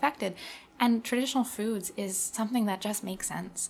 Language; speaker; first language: English; native; English